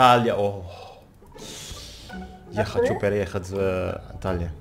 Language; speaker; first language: Russian; non-native, learner; Indonesian